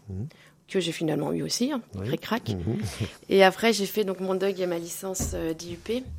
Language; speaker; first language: French; native; French